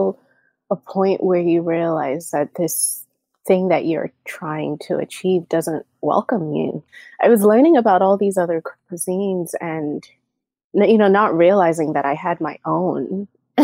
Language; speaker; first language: English; non-native, local second language; Yoruba